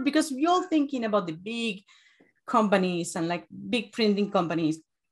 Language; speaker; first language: English; non-native, fluent; Spanish